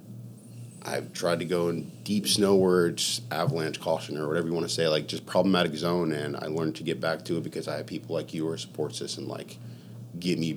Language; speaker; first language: English; native; English